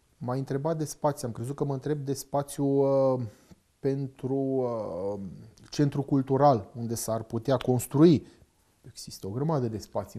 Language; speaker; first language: Romanian; non-native, local second language; Hungarian